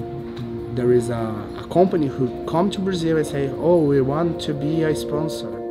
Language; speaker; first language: English; non-native, learner; Portuguese